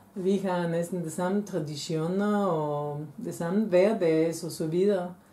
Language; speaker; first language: Danish; non-native, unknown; Bulgarian